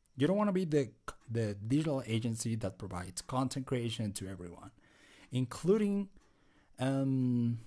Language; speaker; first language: English; non-native, fluent; Spanish